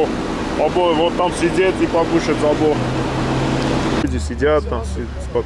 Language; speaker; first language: Russian; non-native, learner; Armenian